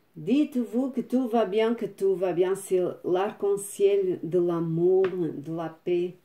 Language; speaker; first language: French; non-native, fluent; Portuguese